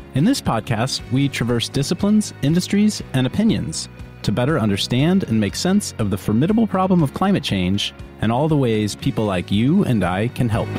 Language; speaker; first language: English; native; English